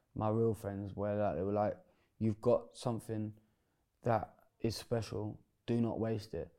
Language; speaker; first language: English; native; English